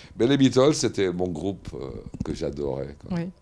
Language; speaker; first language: French; native; French